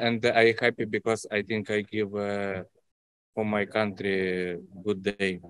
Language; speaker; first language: English; non-native, learner; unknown